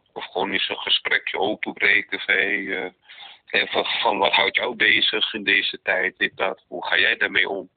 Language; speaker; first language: Dutch; native; Dutch